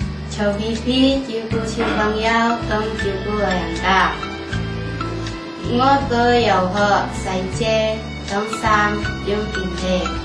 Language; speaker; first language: Cantonese; non-native, learner; Indonesian